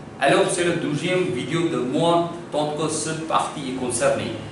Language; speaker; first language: French; non-native, fluent; Hindi